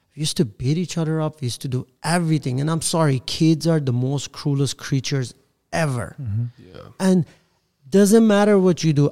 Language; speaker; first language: English; non-native, fluent; Persian